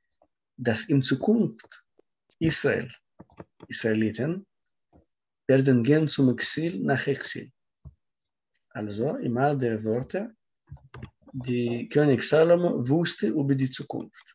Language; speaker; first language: German; non-native, fluent; Russian